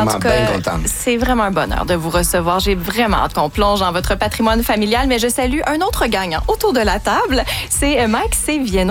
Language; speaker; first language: French; native; French